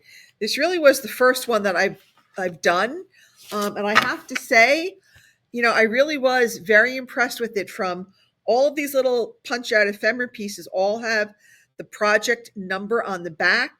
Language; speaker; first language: English; native; English